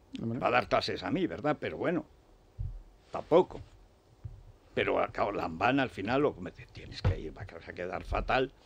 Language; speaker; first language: Spanish; native; Spanish